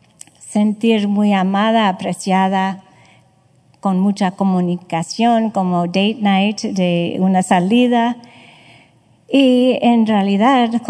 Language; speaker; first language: Spanish; non-native, fluent; English